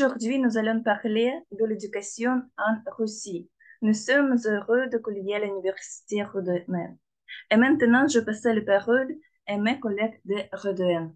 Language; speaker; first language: French; non-native, learner; Russian